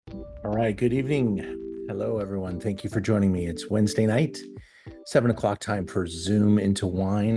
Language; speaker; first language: English; native; English